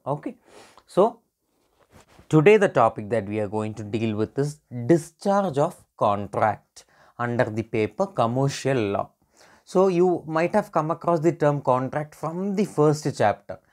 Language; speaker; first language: English; non-native, local second language; Malayalam